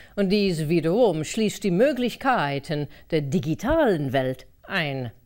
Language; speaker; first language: German; non-native, fluent; English